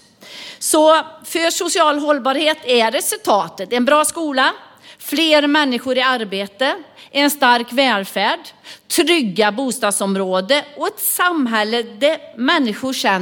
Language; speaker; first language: Swedish; native; Swedish